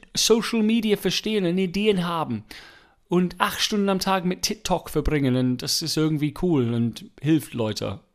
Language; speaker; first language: German; non-native, fluent; English